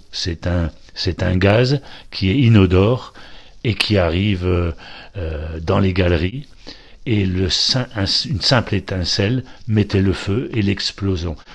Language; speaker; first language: French; early bilingual, other home language; Polish